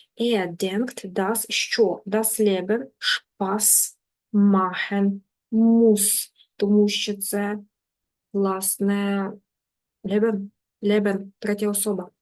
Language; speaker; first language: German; non-native, fluent; Ukrainian